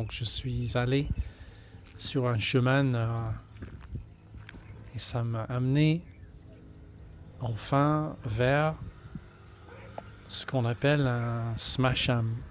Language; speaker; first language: French; non-native, fluent; English